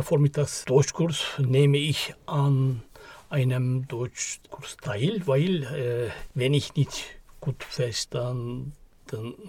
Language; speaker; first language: German; non-native, learner; Turkish